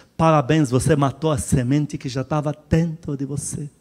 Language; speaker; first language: Portuguese; non-native, fluent; Arabic